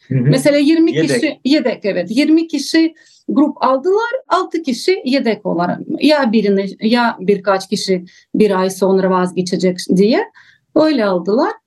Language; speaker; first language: Turkish; non-native, learner; Russian